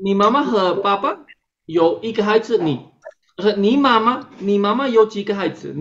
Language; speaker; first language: Chinese; non-native, fluent; Spanish